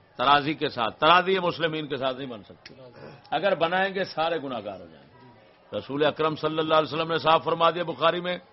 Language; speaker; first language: Urdu; non-native, local second language; Punjabi